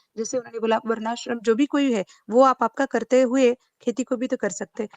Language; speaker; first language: Hindi; non-native, local second language; Marathi